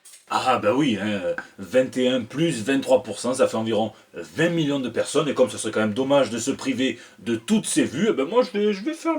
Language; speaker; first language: French; native; French